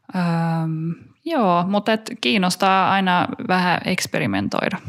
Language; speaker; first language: Finnish; early bilingual, heritage; Finnish